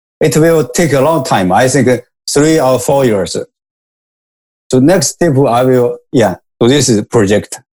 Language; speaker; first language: English; non-native, learner; Japanese